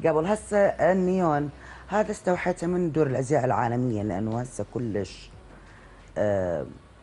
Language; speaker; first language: Arabic; native; Arabic